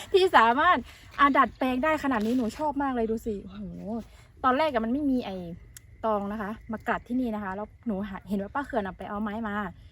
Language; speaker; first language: Thai; non-native, local second language; Western Kayah